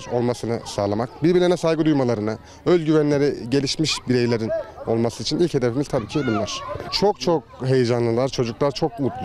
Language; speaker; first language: Turkish; native; Turkish